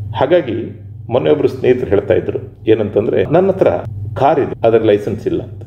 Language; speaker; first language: Kannada; native; Kannada